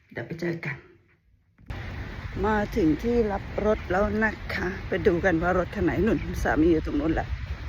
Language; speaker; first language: Thai; native; Thai